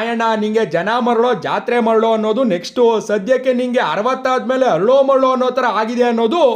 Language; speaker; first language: Kannada; native; Kannada